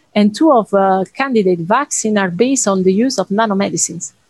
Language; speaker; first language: English; non-native, fluent; Italian